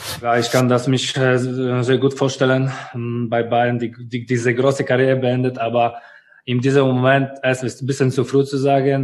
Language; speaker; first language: German; non-native, learner; Polish